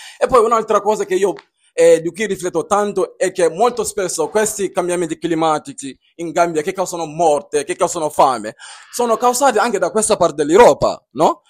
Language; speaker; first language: Italian; non-native, fluent; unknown